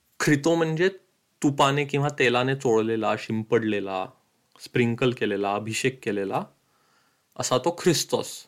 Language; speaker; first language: Marathi; early bilingual, heritage; Marathi